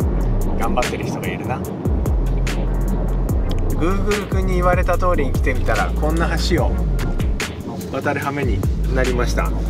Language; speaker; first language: Japanese; native; Japanese